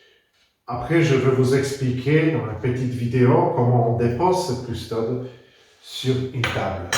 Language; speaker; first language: French; non-native, fluent; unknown